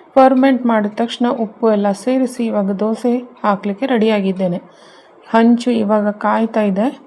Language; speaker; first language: Kannada; native; Kannada